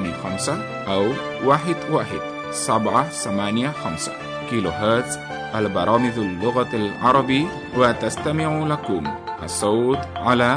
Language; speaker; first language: Arabic; non-native, fluent; Indonesian